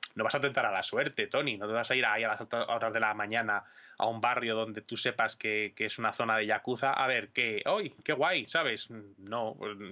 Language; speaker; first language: Spanish; native; Spanish